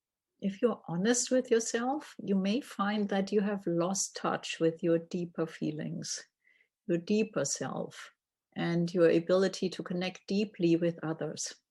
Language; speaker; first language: English; non-native, fluent; German